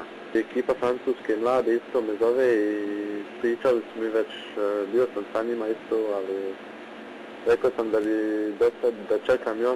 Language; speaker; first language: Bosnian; early bilingual, heritage; Bosnian